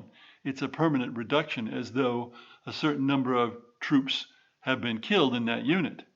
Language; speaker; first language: English; native; English